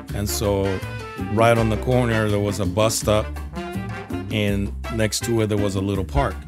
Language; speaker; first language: English; non-native, fluent; Spanish